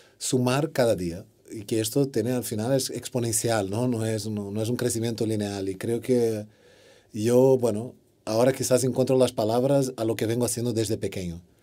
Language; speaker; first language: Spanish; non-native, fluent; Portuguese